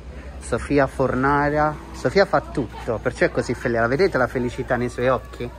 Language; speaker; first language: Italian; native; Italian